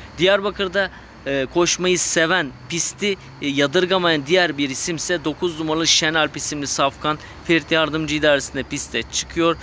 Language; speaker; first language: Turkish; native; Turkish